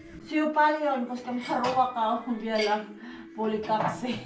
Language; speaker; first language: Finnish; non-native, learner; Filipino